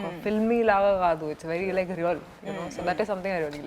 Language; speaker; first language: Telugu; non-native, fluent; Hindi